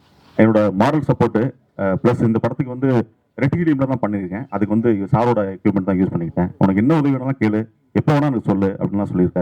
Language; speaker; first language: Tamil; native; Tamil